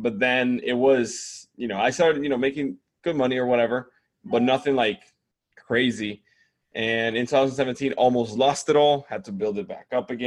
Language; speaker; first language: English; non-native, fluent; Spanish